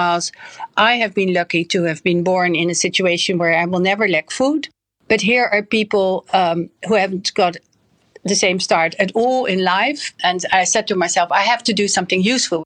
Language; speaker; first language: English; non-native, fluent; French